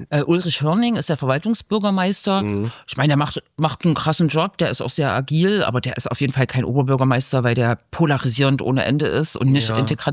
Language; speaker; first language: German; native; German